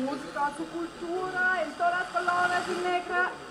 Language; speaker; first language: Spanish; non-native, learner; German